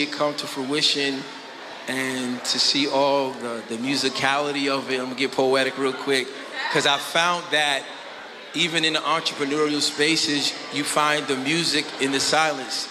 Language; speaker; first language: English; native; English